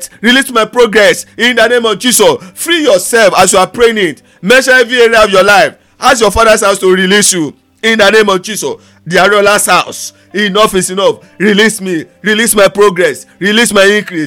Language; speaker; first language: English; non-native, local second language; Yoruba